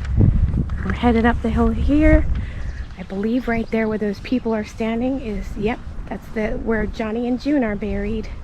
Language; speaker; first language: English; native; English